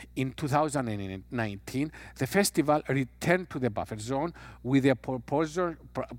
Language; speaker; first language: English; non-native, fluent; Greek